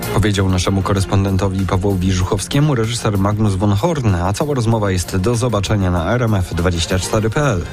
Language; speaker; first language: Polish; native; Polish